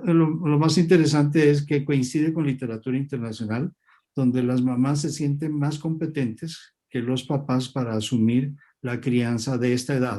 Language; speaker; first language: Spanish; native; Spanish